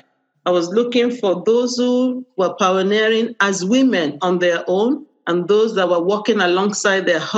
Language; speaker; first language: English; non-native, local second language; Yoruba